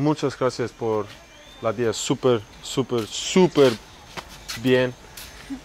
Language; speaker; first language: Spanish; non-native, learner; English